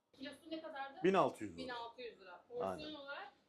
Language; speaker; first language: Turkish; native; Turkish